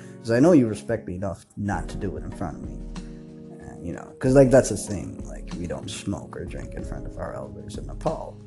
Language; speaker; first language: English; non-native, local second language; Nepali